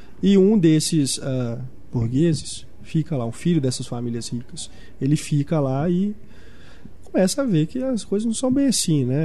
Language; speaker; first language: Portuguese; native; Portuguese